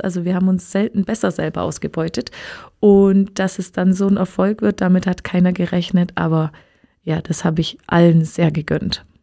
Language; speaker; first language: German; native; German